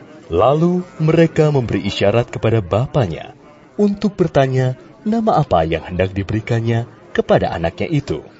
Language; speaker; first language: Indonesian; native; Indonesian